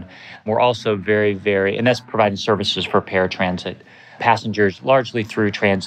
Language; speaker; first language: English; native; English